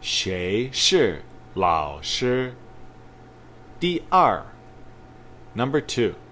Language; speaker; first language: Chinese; non-native, fluent; English